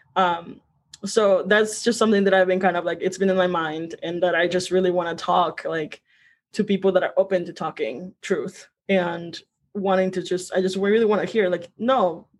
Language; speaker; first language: English; early bilingual, other home language; Spanish